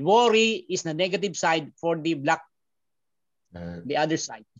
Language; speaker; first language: English; non-native, learner; Filipino